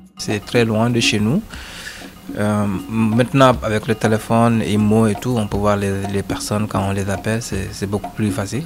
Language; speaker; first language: French; non-native, local second language; Fula